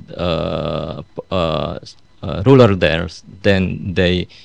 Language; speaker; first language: English; non-native, fluent; Indonesian